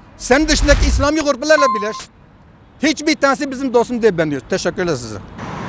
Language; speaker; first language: Turkish; non-native, local second language; Kurdish